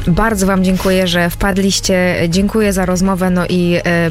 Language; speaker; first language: Polish; native; Polish